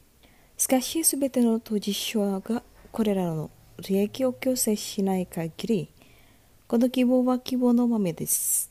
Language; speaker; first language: Japanese; non-native, fluent; Indonesian